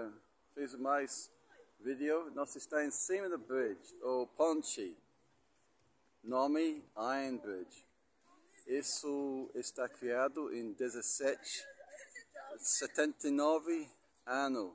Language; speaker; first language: Portuguese; non-native, learner; English